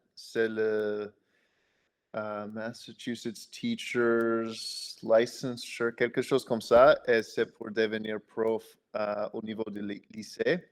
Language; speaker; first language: French; non-native, fluent; English